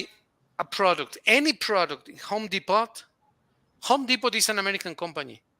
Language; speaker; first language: English; non-native, fluent; Spanish